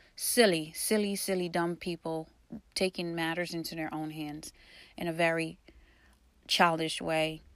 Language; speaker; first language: English; early bilingual, other home language; Haitian Creole